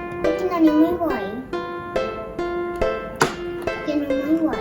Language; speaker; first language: Thai; native; Thai